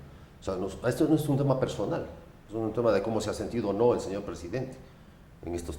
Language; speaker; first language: Spanish; native; Spanish